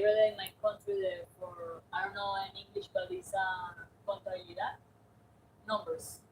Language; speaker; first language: English; non-native, learner; Spanish